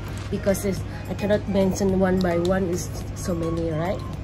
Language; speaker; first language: English; non-native, learner; Indonesian